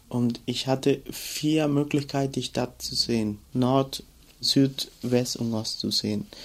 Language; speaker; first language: German; non-native, fluent; Spanish